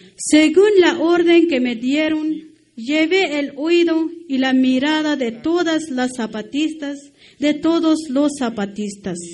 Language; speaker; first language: Spanish; non-native, local second language; Tzotzil